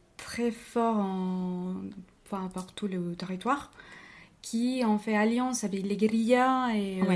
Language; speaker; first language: French; non-native, fluent; Spanish